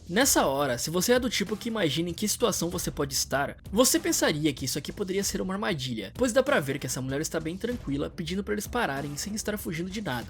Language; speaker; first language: Portuguese; native; Portuguese